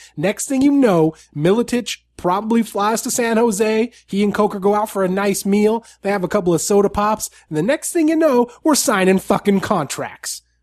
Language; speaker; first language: English; native; English